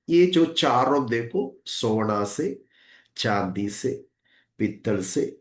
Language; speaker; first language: Hindi; non-native, local second language; Malayalam